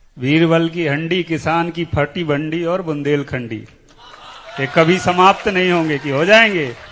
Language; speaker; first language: Hindi; native; Hindi